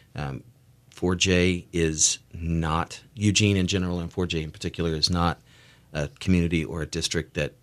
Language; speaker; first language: English; native; English